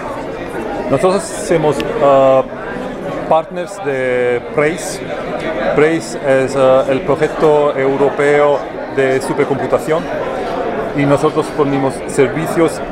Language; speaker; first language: Spanish; non-native, learner; Italian